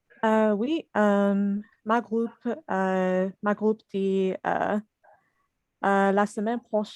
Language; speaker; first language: French; non-native, learner; English